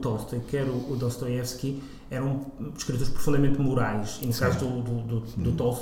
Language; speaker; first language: Portuguese; native; Portuguese